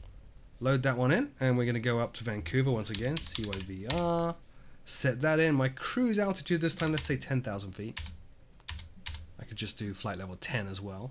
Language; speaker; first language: English; native; English